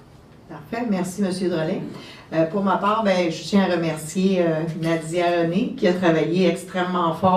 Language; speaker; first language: French; native; French